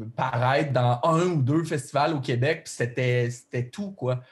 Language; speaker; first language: French; native; French